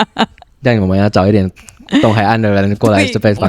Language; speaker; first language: Chinese; non-native, local second language; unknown